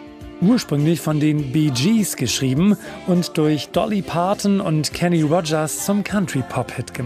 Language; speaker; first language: German; native; German